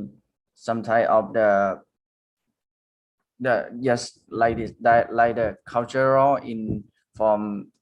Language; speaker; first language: English; non-native, learner; Thai